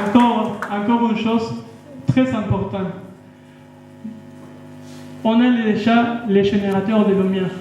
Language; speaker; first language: French; non-native, fluent; Spanish